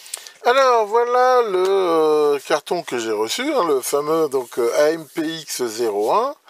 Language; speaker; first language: French; native; French